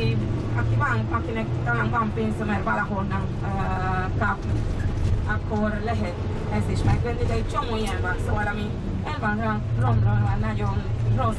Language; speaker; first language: Hungarian; non-native, fluent; Spanish